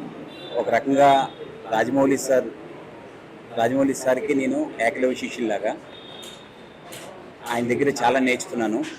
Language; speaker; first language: Telugu; native; Telugu